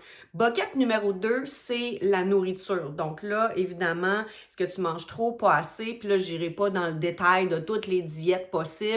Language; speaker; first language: French; native; French